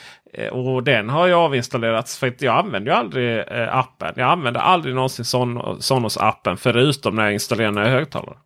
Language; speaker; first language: Swedish; native; Swedish